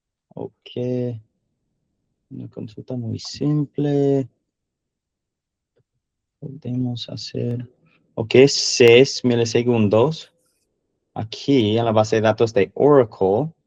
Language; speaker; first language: Spanish; non-native, learner; English